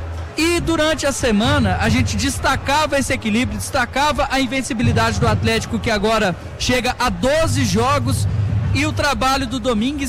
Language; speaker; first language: Portuguese; native; Portuguese